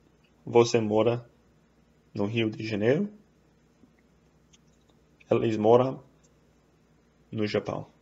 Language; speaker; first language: Portuguese; non-native, fluent; English